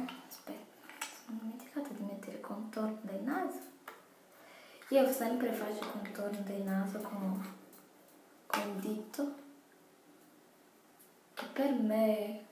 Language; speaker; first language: Italian; non-native, fluent; Portuguese